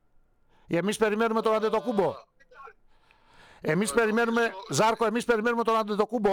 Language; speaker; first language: Greek; native; Greek